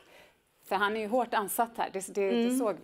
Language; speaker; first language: Swedish; native; Swedish